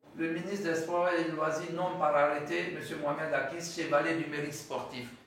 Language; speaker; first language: French; native; French